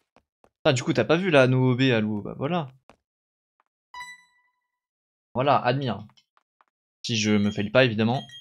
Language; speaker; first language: French; native; French